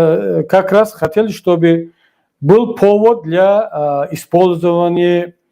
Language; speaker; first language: Russian; non-native, local second language; Tajik